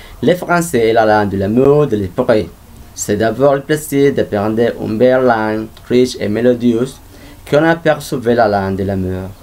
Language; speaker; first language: French; non-native, learner; Spanish